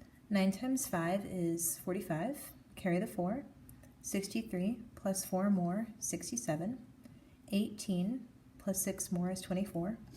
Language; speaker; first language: English; native; English